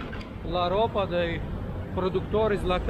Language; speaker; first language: Spanish; non-native, fluent; Russian